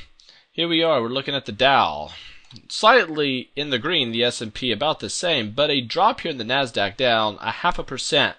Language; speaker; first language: English; native; English